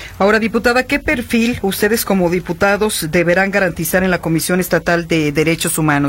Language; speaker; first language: Spanish; native; Spanish